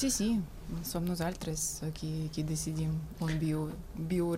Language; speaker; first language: Catalan; non-native, fluent; Russian